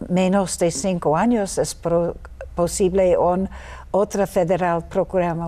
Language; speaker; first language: Spanish; non-native, learner; English